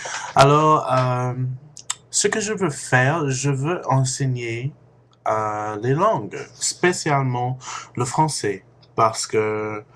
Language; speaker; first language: French; non-native, fluent; English